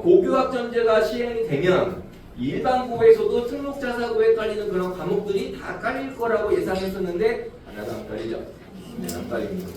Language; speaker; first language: Korean; native; Korean